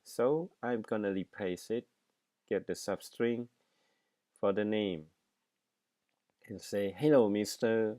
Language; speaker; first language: English; non-native, fluent; Thai